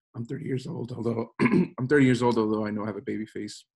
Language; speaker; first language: English; native; English